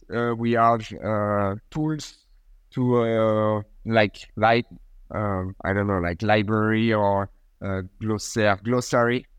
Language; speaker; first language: English; non-native, fluent; French